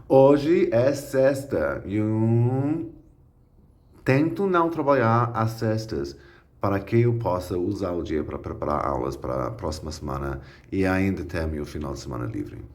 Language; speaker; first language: Portuguese; non-native, fluent; English